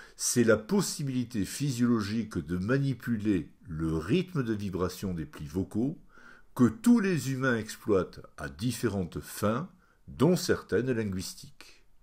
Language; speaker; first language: French; native; French